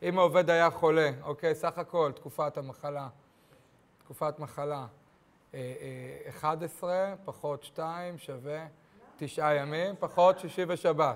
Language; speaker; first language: Hebrew; native; Hebrew